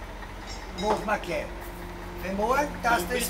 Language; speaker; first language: German; native; German